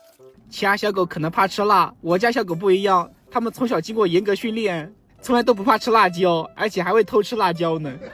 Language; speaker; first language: Chinese; native; Chinese